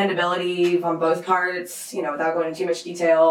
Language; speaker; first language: English; native; English